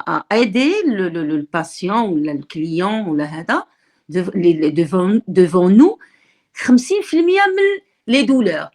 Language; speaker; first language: French; non-native, local second language; Arabic